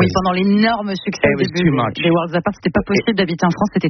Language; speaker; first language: French; native; French